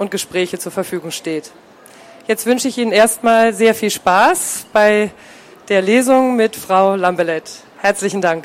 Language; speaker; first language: German; native; German